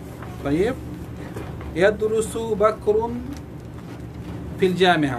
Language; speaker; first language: Arabic; non-native, fluent; Bangla